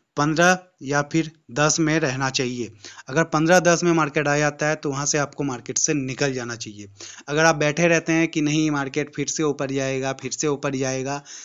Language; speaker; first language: Hindi; native; Hindi